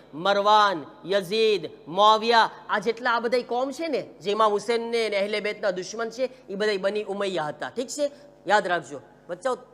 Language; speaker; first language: Gujarati; early bilingual, heritage; Gujarati